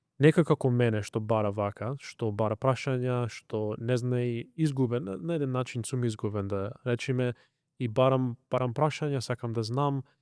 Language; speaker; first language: Macedonian; early bilingual, heritage; Macedonian